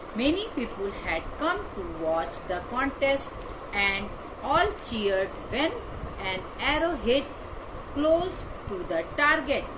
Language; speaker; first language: English; non-native, local second language; Hindi